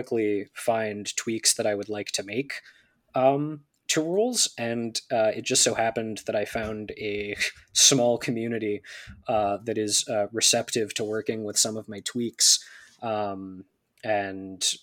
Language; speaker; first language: English; native; English